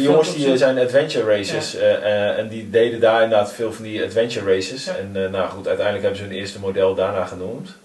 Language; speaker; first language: Dutch; native; Dutch